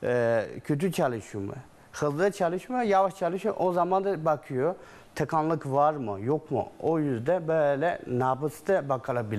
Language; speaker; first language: Turkish; non-native, learner; Chinese